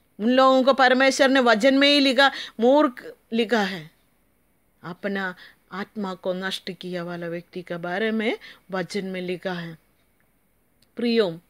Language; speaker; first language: Hindi; non-native, local second language; Malayalam